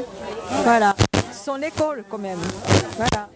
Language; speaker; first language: French; non-native, learner; Japanese